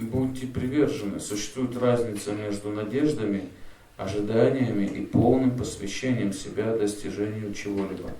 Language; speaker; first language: Russian; native; Russian